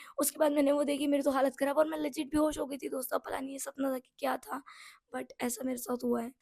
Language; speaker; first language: Hindi; non-native, local second language; Nepali